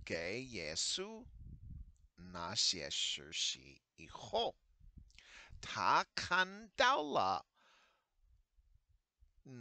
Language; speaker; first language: Chinese; non-native, fluent; English